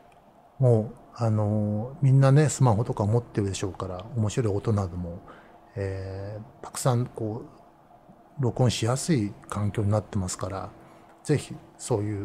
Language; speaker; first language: Japanese; native; Japanese